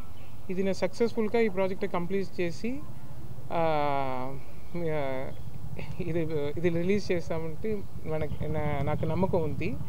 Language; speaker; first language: Telugu; non-native, learner; Tamil